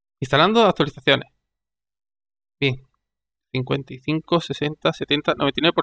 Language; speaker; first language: Spanish; native; Spanish